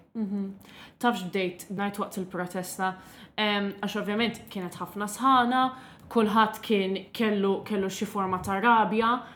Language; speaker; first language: Maltese; non-native, local second language; English